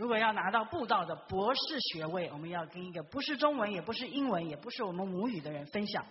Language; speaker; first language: Chinese; native; Chinese